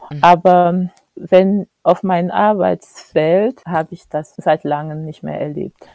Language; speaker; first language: German; non-native, fluent; French